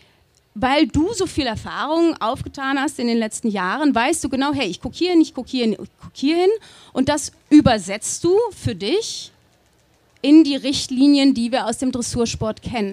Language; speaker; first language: German; native; German